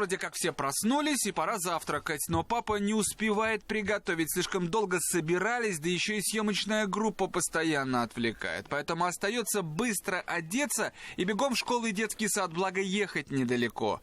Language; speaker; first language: Russian; native; Russian